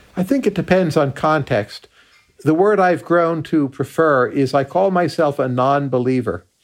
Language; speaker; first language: English; native; English